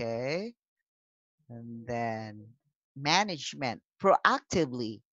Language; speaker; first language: English; non-native, local second language; Filipino